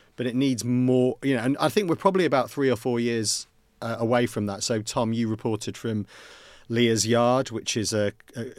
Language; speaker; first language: English; native; English